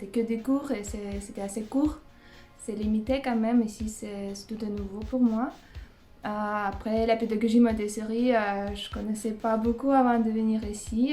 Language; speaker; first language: French; non-native, fluent; Russian